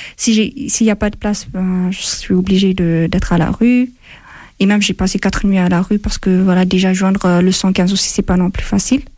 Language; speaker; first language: French; non-native, fluent; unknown